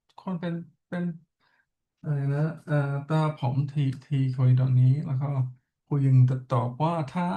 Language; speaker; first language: Thai; non-native, learner; English